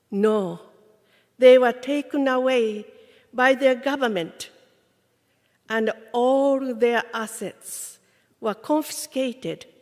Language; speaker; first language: English; non-native, fluent; Japanese